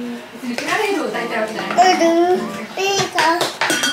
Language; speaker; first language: Japanese; native; Japanese